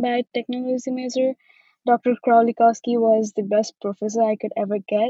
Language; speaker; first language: English; non-native, local second language; Nepali